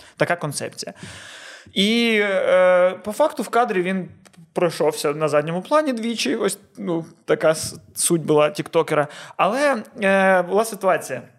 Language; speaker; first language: Ukrainian; non-native, local second language; Russian